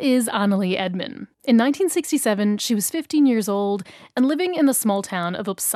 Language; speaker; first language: English; native; English